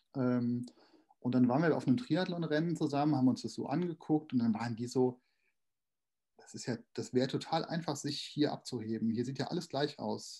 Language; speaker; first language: German; native; German